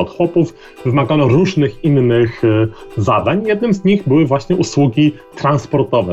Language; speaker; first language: Polish; native; Polish